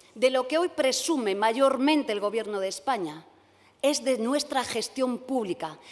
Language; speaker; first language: Spanish; native; Spanish